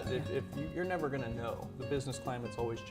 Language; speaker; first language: English; native; English